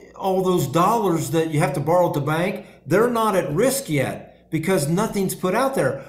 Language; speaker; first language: English; native; English